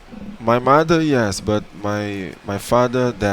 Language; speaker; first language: English; non-native, learner; Portuguese